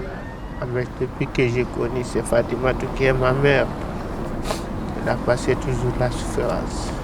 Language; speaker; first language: French; non-native, local second language; Fula